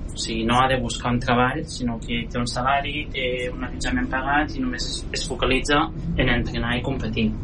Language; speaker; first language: Catalan; native; Catalan